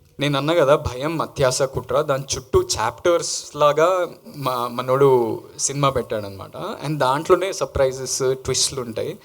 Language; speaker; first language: Telugu; native; Telugu